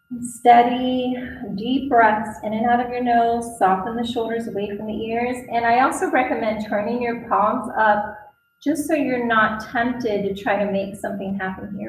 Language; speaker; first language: English; native; English